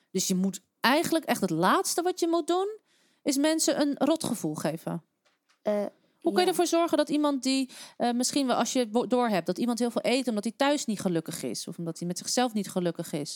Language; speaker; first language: Dutch; native; Dutch